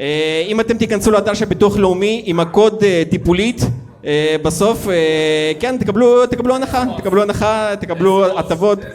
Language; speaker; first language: Hebrew; native; Hebrew